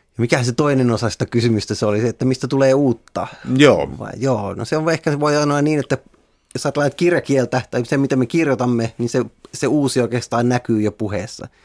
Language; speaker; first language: Finnish; native; Finnish